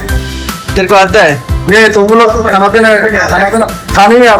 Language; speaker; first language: Hindi; non-native, learner; Bangla